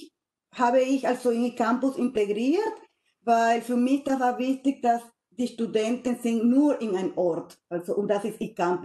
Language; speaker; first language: German; non-native, fluent; Spanish